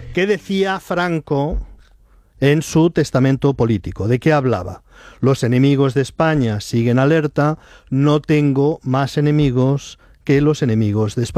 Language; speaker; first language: Spanish; native; Spanish